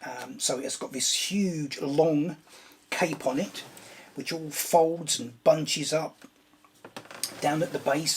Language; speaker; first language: English; native; English